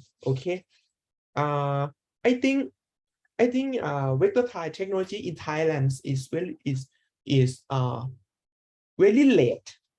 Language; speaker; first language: English; non-native, learner; Thai